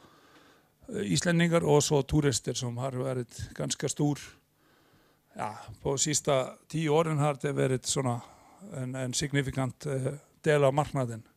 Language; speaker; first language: Swedish; non-native, fluent; Icelandic